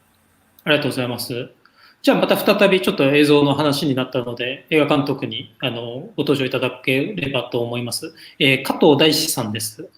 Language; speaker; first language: Japanese; native; Japanese